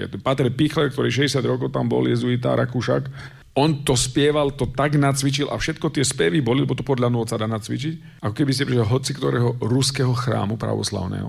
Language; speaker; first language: Slovak; native; Slovak